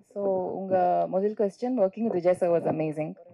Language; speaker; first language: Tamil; non-native, learner; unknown